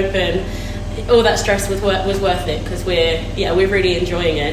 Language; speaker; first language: English; native; English